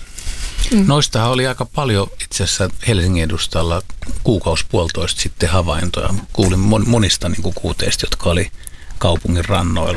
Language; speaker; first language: Finnish; native; Finnish